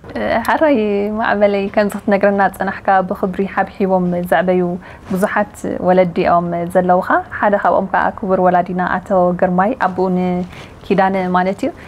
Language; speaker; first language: Tigrinya; native; Tigrinya